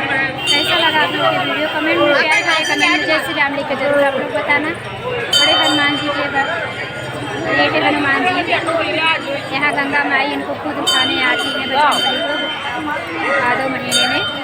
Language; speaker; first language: Hindi; non-native, local second language; Awadhi